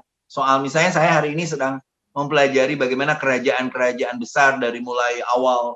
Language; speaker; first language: Indonesian; native; Indonesian